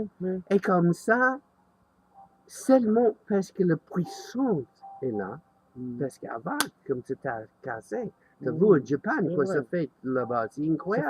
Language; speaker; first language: French; non-native, learner; English